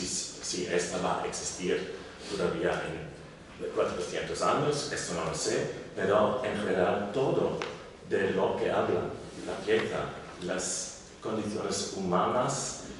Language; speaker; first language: Spanish; non-native, learner; German